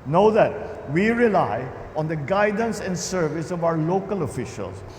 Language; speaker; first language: English; non-native, local second language; Filipino